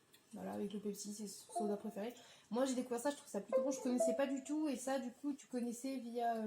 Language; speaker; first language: French; native; French